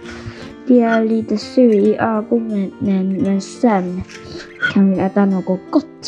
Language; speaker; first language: Swedish; non-native, fluent; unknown